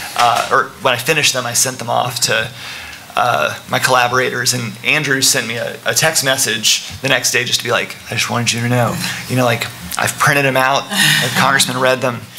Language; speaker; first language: English; native; English